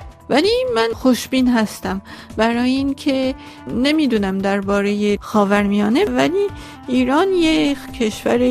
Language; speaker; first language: Persian; non-native, local second language; Armenian